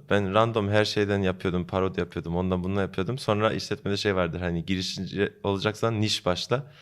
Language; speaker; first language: Turkish; early bilingual, heritage; Turkish